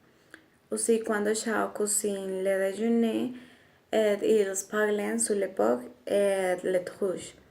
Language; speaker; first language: French; non-native, learner; Spanish